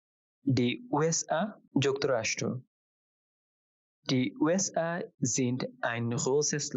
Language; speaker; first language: German; non-native, fluent; Bangla